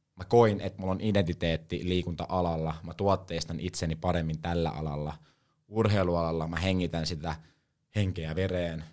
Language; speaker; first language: Finnish; native; Finnish